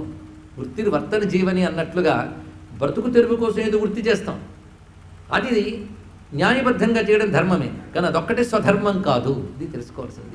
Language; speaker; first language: Telugu; native; Telugu